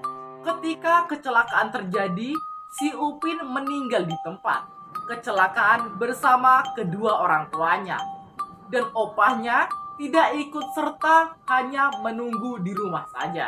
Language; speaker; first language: Indonesian; native; Indonesian